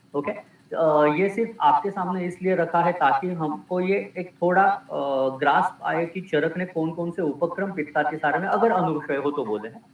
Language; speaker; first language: Hindi; non-native, local second language; Marathi